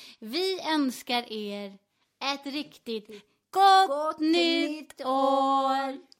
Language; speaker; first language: Swedish; native; Swedish